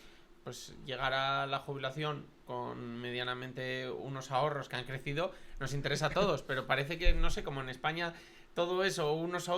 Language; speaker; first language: Spanish; native; Spanish